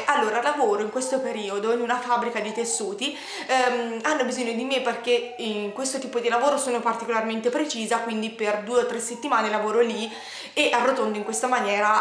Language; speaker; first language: Italian; native; Italian